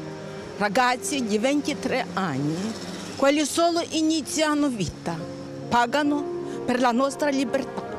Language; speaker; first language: Italian; non-native, learner; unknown